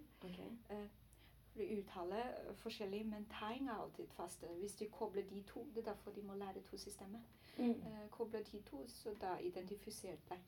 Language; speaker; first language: Norwegian; non-native, learner; Chinese